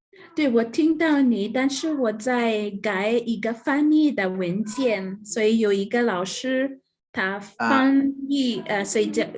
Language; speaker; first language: Chinese; non-native, fluent; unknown